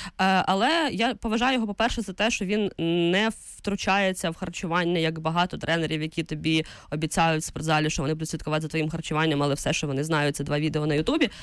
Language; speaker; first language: Ukrainian; native; Ukrainian